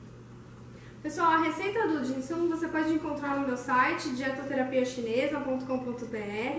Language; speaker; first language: Portuguese; native; Portuguese